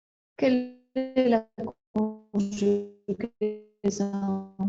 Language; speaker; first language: French; non-native, fluent; Spanish